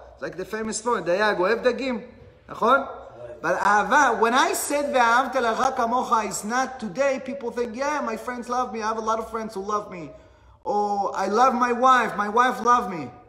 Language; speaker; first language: English; non-native, fluent; Hebrew